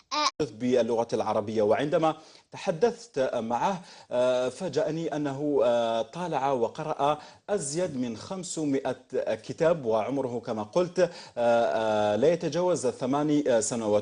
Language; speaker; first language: Arabic; native; Arabic